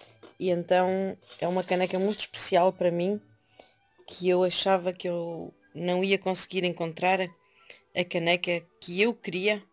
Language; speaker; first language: Portuguese; early bilingual, heritage; Portuguese